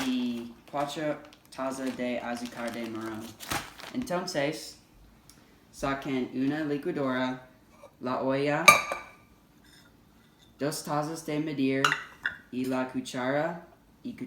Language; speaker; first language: Spanish; non-native, learner; English